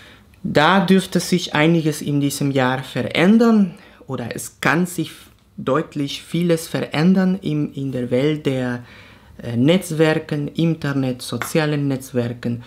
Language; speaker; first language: German; non-native, fluent; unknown